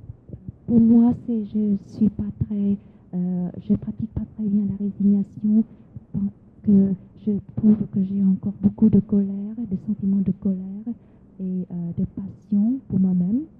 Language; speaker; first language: French; non-native, fluent; Vietnamese